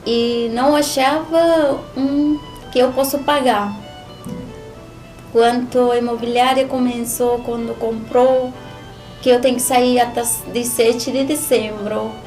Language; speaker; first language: Portuguese; non-native, learner; Spanish